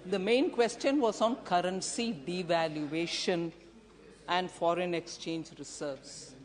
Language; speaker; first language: English; non-native, local second language; Tamil